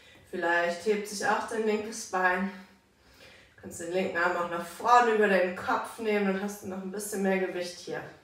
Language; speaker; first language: German; native; German